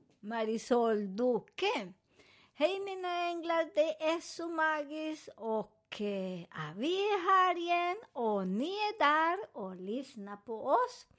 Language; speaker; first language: Swedish; non-native, fluent; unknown